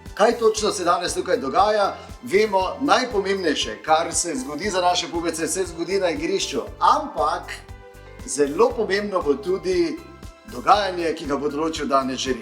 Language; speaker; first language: Slovenian; native; Slovenian